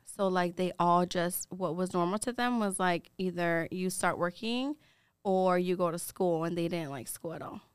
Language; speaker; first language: English; early bilingual, other home language; Spanish